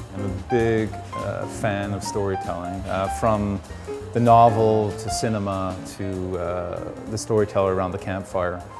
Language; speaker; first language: English; native; English